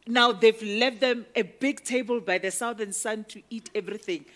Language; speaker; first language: English; non-native, local second language; Northern Sotho